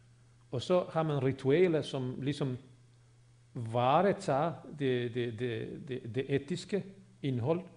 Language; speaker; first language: Swedish; non-native, fluent; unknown